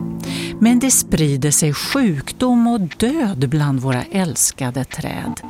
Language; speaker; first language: Swedish; native; Swedish